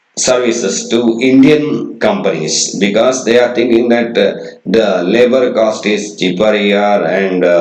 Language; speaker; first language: English; non-native, local second language; Kannada